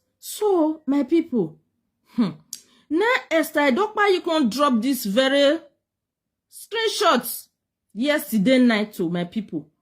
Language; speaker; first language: Nigerian Pidgin; native; Nigerian Pidgin